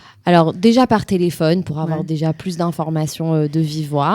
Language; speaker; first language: French; native; French